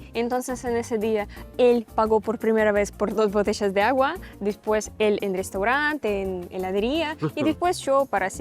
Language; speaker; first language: Spanish; non-native, learner; Russian